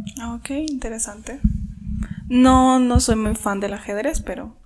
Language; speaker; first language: Spanish; native; Spanish